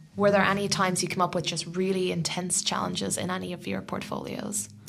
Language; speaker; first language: English; native; English